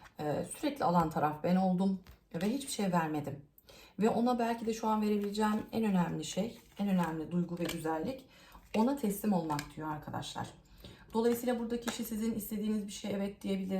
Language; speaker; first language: Turkish; native; Turkish